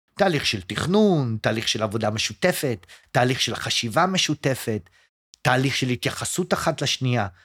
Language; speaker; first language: Hebrew; early bilingual, other home language; English